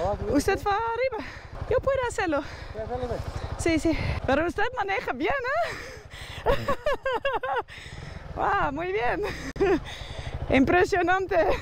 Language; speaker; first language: Spanish; non-native, learner; Dutch